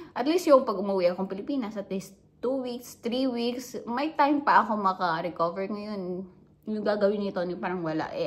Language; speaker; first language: Filipino; non-native, local second language; Hiligaynon